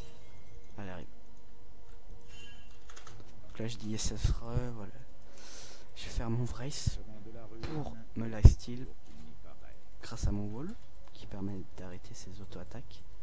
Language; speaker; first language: French; native; French